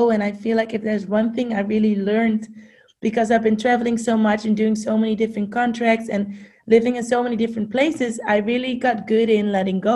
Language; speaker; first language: English; non-native, fluent; Dutch